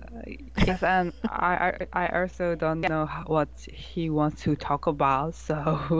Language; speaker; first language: English; non-native, learner; Korean